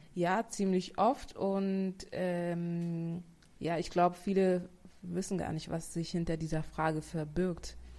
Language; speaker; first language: German; native; German